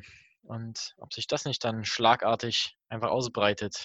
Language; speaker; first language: German; native; German